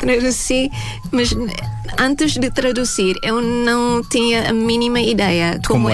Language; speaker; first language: Portuguese; non-native, fluent; Thai